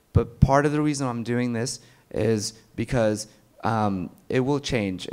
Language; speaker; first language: English; early bilingual, other home language; Amharic